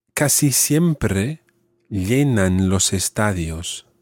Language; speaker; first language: Spanish; non-native, fluent; English